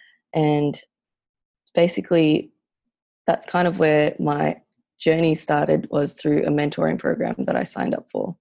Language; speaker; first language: English; non-native, local second language; Filipino